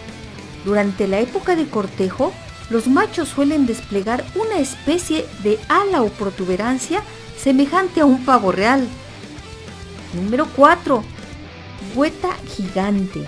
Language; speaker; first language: Spanish; native; Spanish